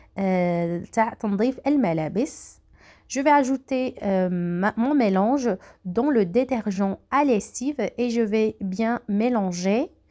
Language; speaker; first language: French; non-native, local second language; Arabic